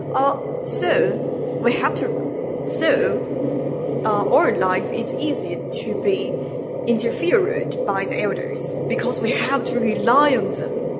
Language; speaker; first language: English; non-native, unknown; Chinese